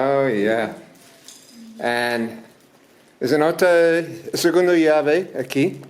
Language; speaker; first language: Spanish; non-native, learner; English